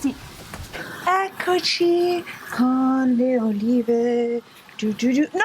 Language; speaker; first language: Italian; non-native, fluent; English